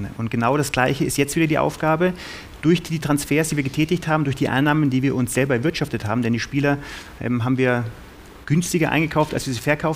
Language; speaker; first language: German; native; German